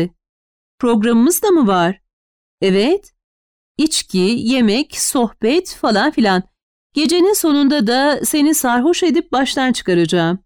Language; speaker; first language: Turkish; native; Turkish